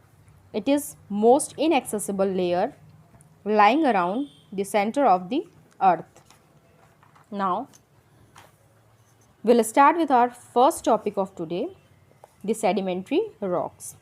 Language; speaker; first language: English; non-native, local second language; Hindi